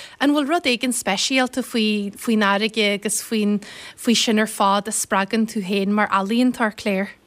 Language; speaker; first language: Irish; native; Irish